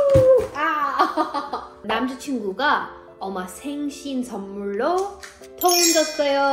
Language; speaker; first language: Korean; non-native, learner; English